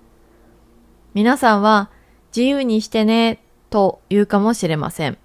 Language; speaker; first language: Japanese; native; Japanese